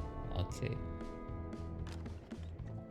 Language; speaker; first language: Portuguese; native; Portuguese